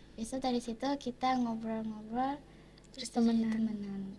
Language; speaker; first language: Indonesian; early bilingual, heritage; Indonesian